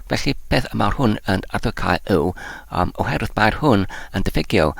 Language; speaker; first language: Welsh; non-native, learner; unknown